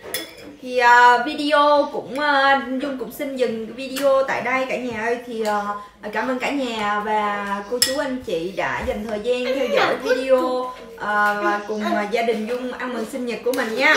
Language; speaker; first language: Vietnamese; native; Vietnamese